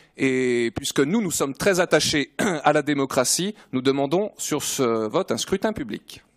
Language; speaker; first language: French; native; French